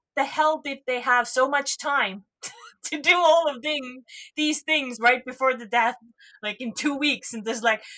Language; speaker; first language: English; non-native, fluent; Estonian